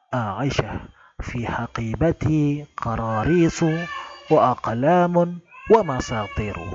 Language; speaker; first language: Arabic; non-native, fluent; Indonesian